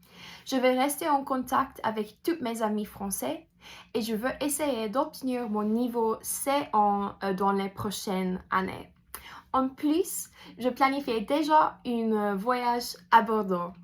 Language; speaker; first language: French; non-native, fluent; English